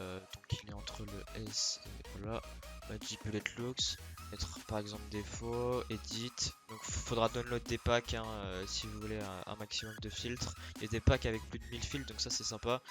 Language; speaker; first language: French; native; French